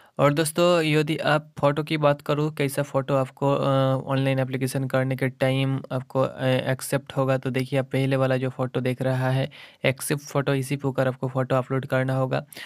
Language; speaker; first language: Hindi; non-native, local second language; Bangla